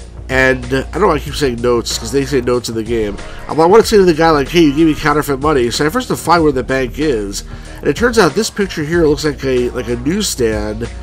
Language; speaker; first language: English; native; English